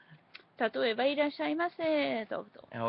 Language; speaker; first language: Japanese; non-native, learner; English